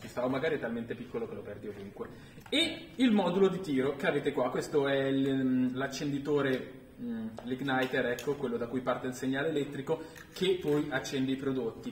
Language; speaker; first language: Italian; native; Italian